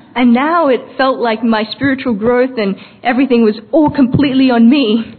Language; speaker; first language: English; early bilingual, other home language; Chinese